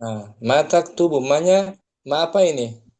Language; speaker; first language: Indonesian; native; Indonesian